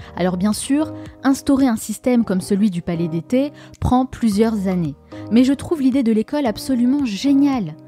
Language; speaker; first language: French; native; French